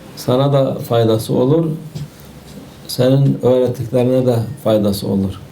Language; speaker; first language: Turkish; native; Turkish